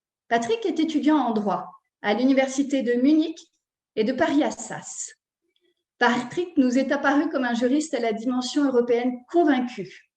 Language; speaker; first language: French; native; French